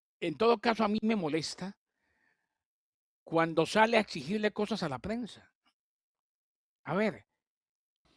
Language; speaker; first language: Spanish; native; Spanish